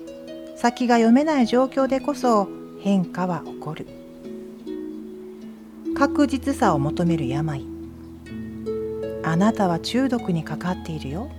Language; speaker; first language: Japanese; native; Japanese